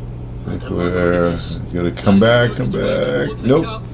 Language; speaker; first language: English; native; English